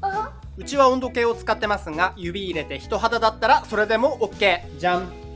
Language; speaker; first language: Japanese; native; Japanese